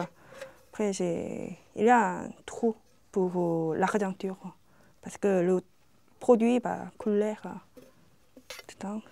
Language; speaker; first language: French; non-native, learner; Korean